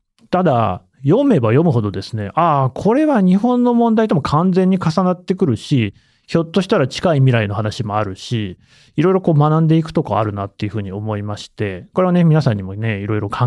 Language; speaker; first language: Japanese; native; Japanese